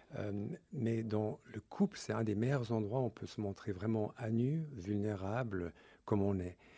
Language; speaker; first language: French; early bilingual, other home language; English